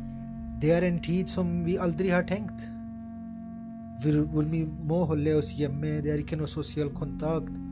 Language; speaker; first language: Norwegian; non-native, fluent; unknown